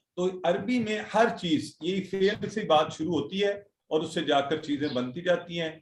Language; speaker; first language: Urdu; native; Urdu